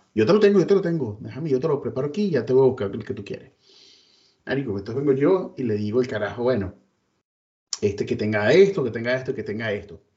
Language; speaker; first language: Spanish; native; Spanish